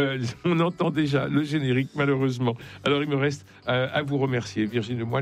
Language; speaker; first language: French; native; French